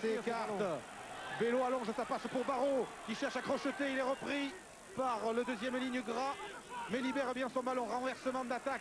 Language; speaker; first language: French; native; French